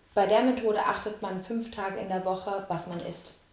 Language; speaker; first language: German; native; German